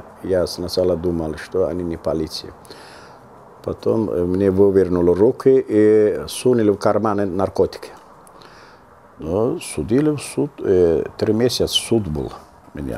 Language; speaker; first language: Russian; non-native, local second language; Azerbaijani